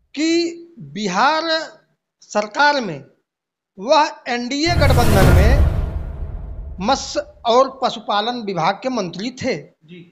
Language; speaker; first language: Hindi; native; Hindi